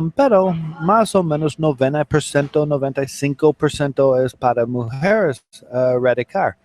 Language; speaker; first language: Spanish; non-native, learner; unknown